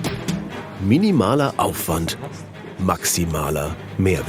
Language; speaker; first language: German; native; German